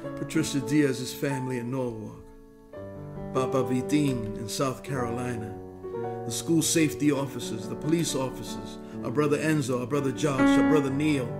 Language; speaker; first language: English; early bilingual, other home language; Spanish